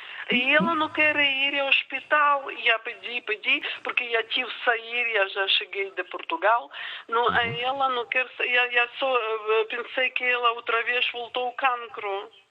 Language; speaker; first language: Portuguese; non-native, learner; Ukrainian